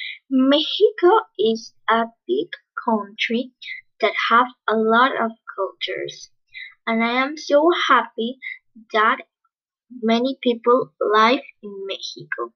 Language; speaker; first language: English; non-native, learner; Spanish